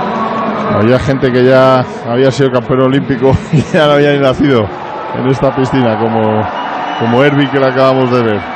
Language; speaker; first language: Spanish; native; Spanish